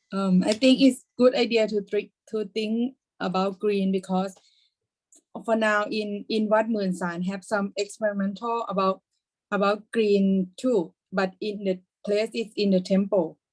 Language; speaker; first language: English; non-native, learner; Thai